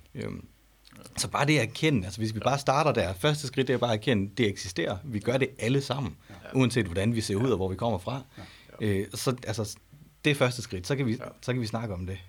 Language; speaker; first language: Danish; native; Danish